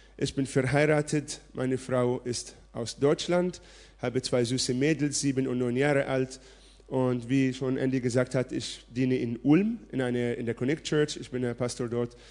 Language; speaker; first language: German; non-native, fluent; Arabic